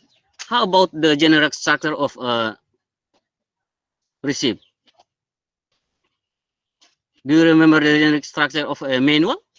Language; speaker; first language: English; non-native, learner; Indonesian